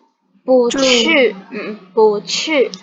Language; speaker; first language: Chinese; non-native, learner; Indonesian